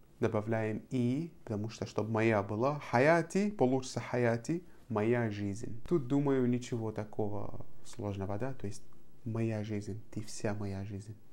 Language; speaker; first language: Russian; non-native, fluent; Arabic